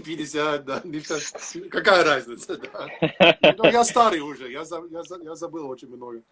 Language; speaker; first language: Russian; non-native, learner; English